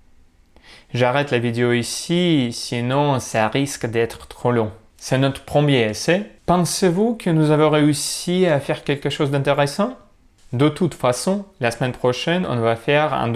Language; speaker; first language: French; non-native, learner; Russian